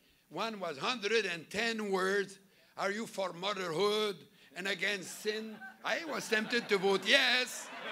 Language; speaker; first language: English; non-native, fluent; French